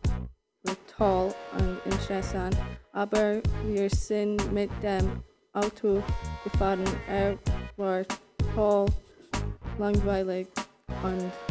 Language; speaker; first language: German; non-native, learner; English